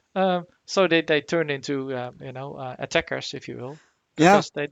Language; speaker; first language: English; non-native, fluent; Dutch